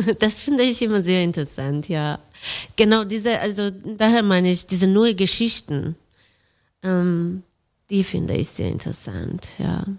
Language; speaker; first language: German; non-native, fluent; Persian